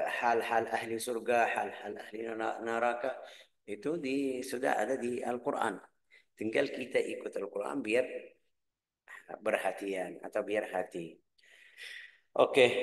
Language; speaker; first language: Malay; non-native, fluent; Arabic